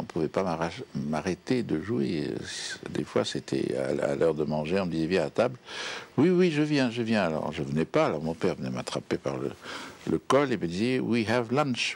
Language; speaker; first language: French; native; French